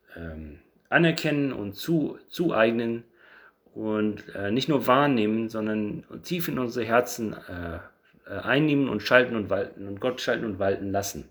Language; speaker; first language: German; native; German